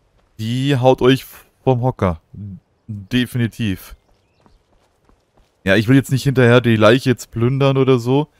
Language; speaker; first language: German; native; German